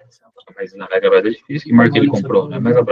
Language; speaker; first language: Portuguese; native; Portuguese